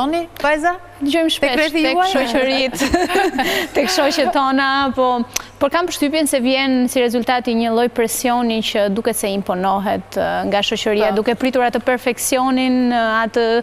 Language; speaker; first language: Albanian; native; Albanian